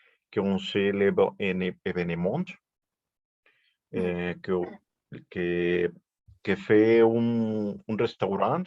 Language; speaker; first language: French; non-native, learner; Spanish